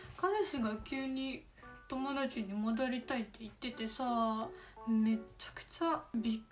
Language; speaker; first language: Japanese; non-native, fluent; Indonesian